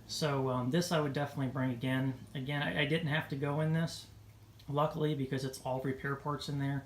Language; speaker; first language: English; native; English